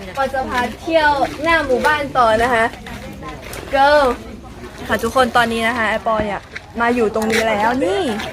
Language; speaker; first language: Thai; non-native, local second language; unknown